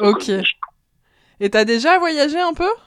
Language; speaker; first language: French; native; French